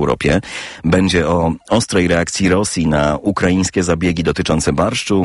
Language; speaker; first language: Polish; native; Polish